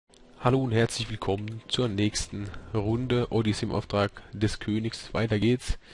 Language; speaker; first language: German; native; German